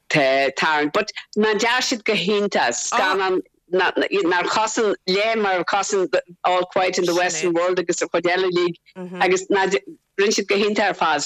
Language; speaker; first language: Irish; native; Irish